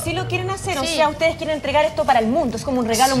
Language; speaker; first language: Spanish; native; Spanish